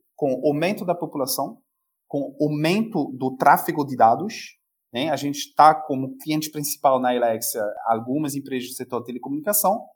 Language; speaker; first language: Portuguese; non-native, fluent; French